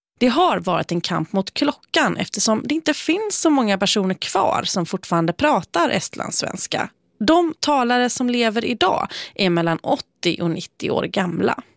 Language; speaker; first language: Swedish; native; Swedish